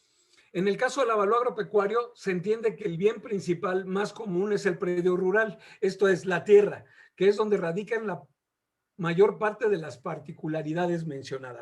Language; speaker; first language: Spanish; native; Spanish